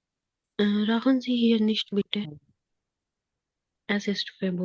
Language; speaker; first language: German; non-native, learner; Hindi